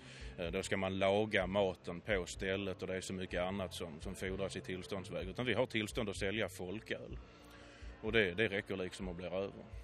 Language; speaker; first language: Swedish; native; Swedish